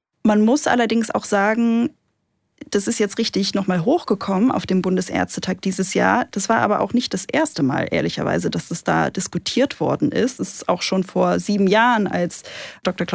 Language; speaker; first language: German; native; German